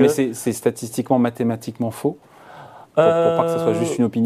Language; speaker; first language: French; native; French